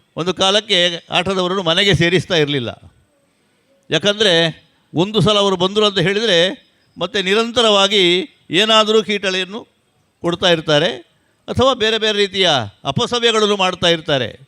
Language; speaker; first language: Kannada; non-native, local second language; Tulu